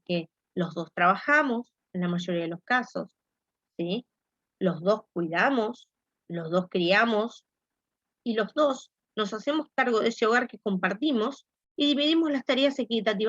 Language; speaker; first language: Spanish; native; Spanish